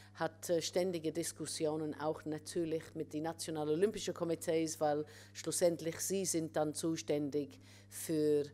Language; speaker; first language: German; non-native, fluent; English